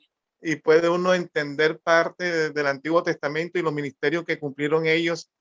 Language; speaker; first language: Spanish; native; Spanish